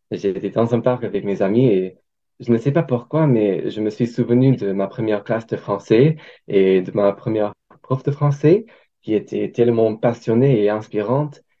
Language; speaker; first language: French; non-native, fluent; English